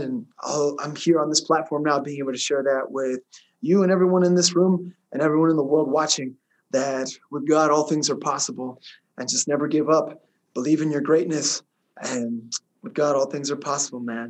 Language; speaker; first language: English; early bilingual, other home language; Spanish